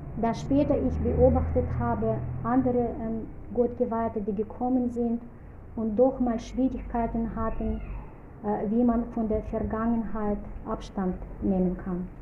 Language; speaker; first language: German; non-native, fluent; Russian